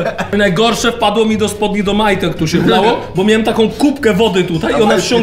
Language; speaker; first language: Polish; native; Polish